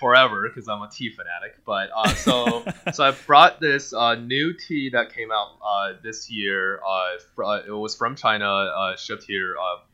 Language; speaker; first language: English; non-native, fluent; Chinese